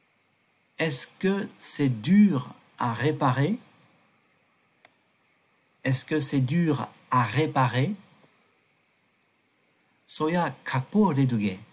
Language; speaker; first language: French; non-native, fluent; Tibetan